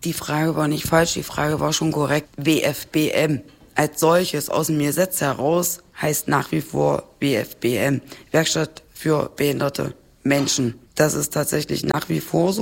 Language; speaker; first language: German; native; German